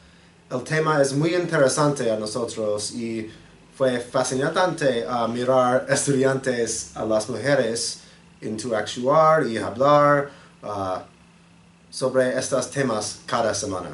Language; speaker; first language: Spanish; non-native, learner; English